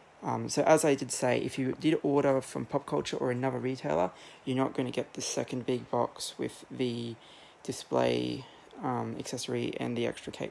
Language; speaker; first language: English; native; English